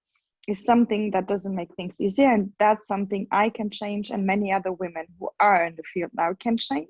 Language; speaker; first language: English; non-native, fluent; German